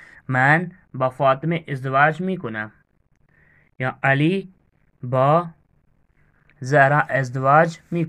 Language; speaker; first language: Persian; non-native, learner; Urdu